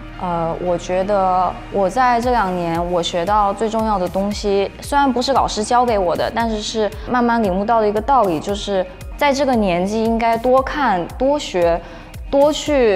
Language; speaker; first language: Chinese; native; Chinese